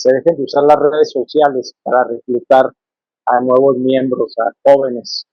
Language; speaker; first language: Spanish; native; Spanish